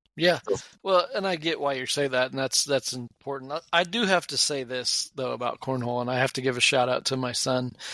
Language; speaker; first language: English; native; English